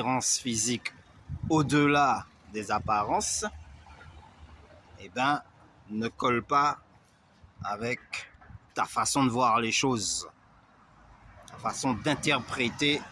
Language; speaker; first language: French; native; French